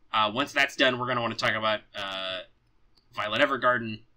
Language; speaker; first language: English; native; English